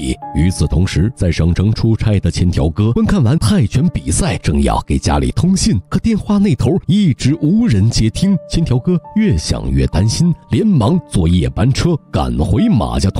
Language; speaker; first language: Chinese; native; Chinese